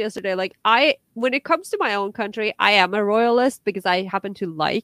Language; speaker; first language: English; non-native, fluent; Norwegian